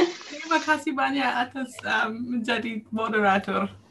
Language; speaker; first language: Indonesian; non-native, fluent; English